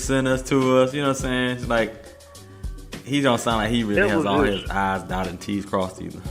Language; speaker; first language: English; native; English